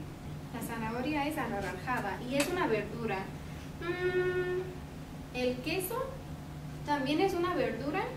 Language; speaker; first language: Spanish; non-native, fluent; English